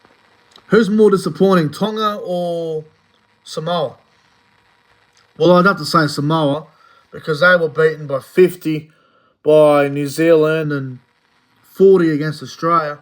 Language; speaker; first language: English; native; English